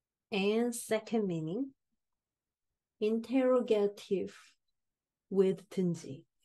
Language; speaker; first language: English; non-native, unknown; Korean